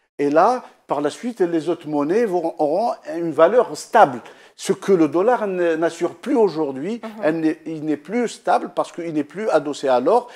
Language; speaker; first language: French; non-native, local second language; Arabic